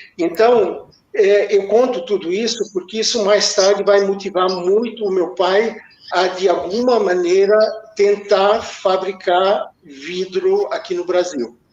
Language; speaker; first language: Portuguese; early bilingual, other home language; German